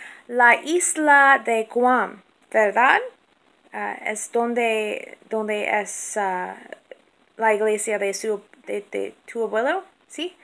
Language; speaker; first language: Spanish; non-native, learner; English